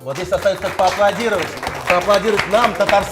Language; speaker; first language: Russian; native; Russian